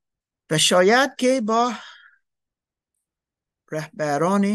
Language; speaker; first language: Persian; non-native, learner; English